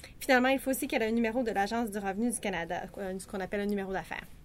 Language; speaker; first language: French; native; French